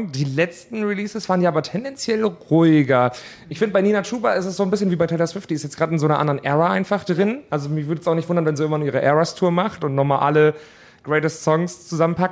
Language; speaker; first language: German; native; German